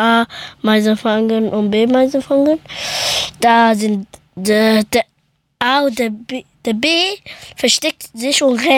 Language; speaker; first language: German; early bilingual, other home language; Persian